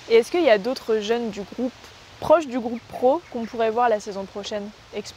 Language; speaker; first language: French; native; French